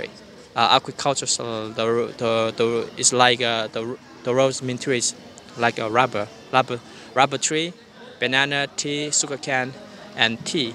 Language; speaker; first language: English; non-native, learner; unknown